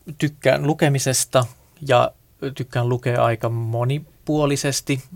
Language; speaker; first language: Finnish; native; Finnish